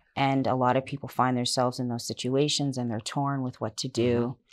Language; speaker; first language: English; native; English